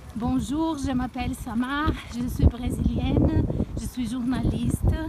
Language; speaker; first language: French; non-native, fluent; Portuguese